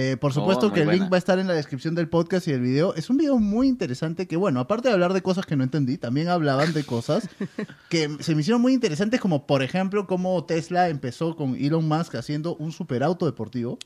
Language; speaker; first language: Spanish; native; Spanish